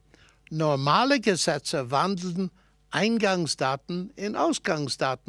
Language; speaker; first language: German; non-native, fluent; English